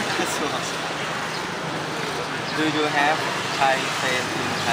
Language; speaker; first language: English; non-native, learner; Thai